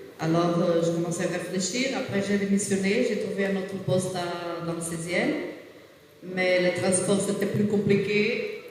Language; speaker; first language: French; non-native, fluent; Portuguese